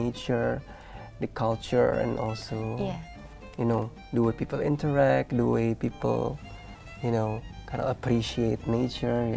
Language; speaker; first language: English; non-native, fluent; Indonesian